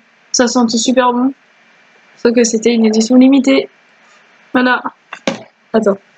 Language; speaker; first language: French; native; French